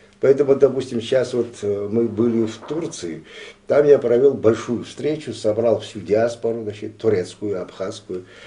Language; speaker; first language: Russian; non-native, local second language; Abkhazian